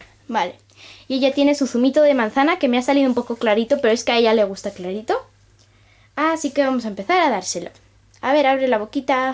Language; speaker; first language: Spanish; native; Spanish